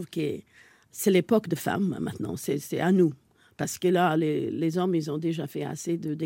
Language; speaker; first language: French; non-native, fluent; English